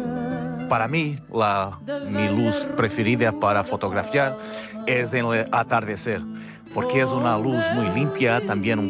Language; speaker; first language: Spanish; non-native, fluent; Portuguese